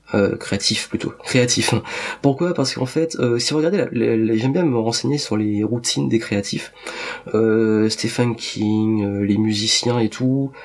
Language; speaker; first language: French; native; French